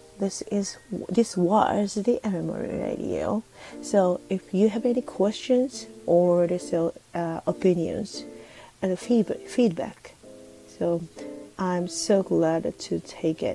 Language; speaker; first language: English; non-native, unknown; Japanese